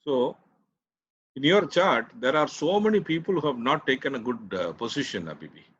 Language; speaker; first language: English; non-native, local second language; Tamil